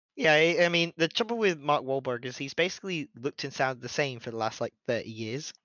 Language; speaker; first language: English; native; English